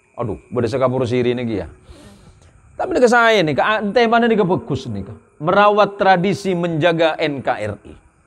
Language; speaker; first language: Indonesian; native; Indonesian